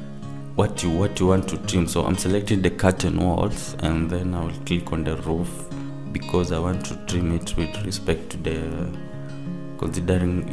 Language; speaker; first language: English; non-native, local second language; Swahili